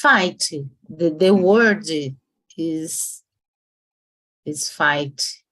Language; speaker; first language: English; non-native, learner; Portuguese